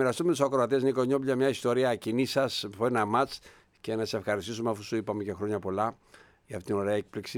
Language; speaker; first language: Greek; native; Greek